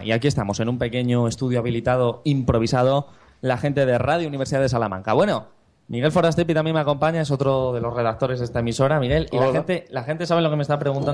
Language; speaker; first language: Spanish; native; Spanish